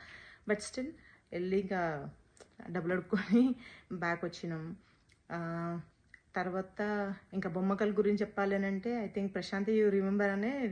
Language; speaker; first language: Telugu; native; Telugu